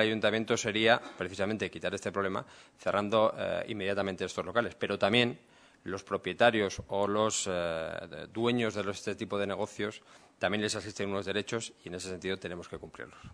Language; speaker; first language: Spanish; native; Spanish